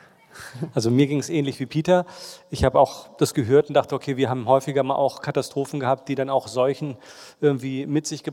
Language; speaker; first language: German; native; German